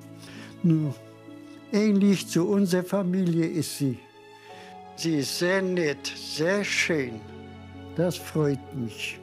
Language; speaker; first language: German; non-native, fluent; Polish